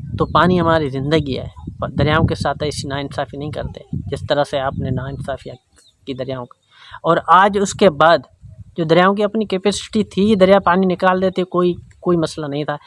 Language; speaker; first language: Urdu; non-native, local second language; Sindhi